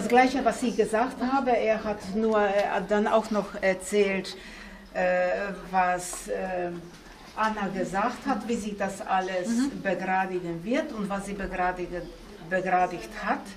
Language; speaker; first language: German; non-native, fluent; Slovenian